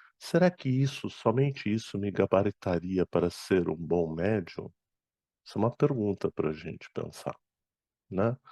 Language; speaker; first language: Portuguese; non-native, fluent; Arabic